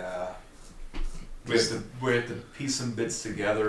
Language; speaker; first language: English; native; English